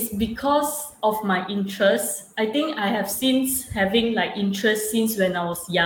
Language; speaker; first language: English; non-native, local second language; Chinese